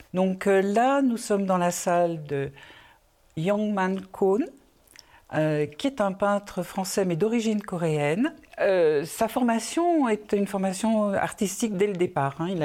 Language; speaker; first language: French; native; French